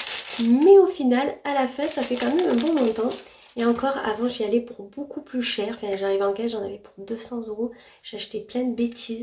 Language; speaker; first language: French; native; French